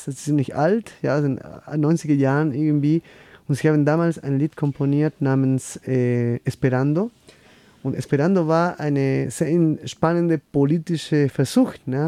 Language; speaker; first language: German; non-native, fluent; Spanish